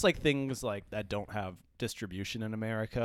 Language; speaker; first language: English; native; English